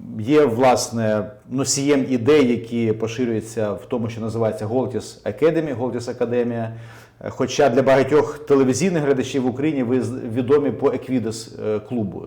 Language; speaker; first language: Ukrainian; native; Ukrainian